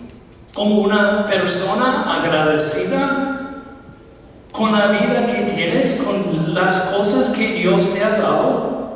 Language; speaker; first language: Spanish; non-native, fluent; English